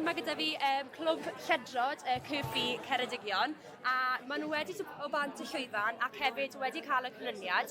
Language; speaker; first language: Welsh; native; Welsh